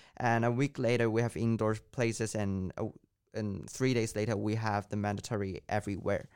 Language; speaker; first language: English; non-native, local second language; Cantonese